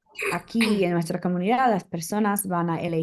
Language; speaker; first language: Spanish; non-native, learner; English